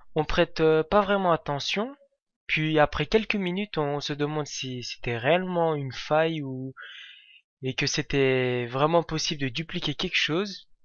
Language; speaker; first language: French; native; French